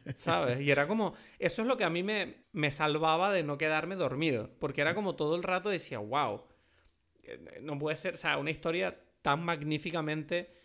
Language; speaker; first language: Spanish; non-native, fluent; French